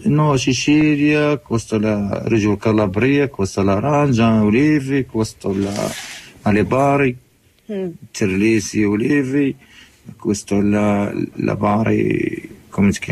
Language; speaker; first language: Italian; non-native, learner; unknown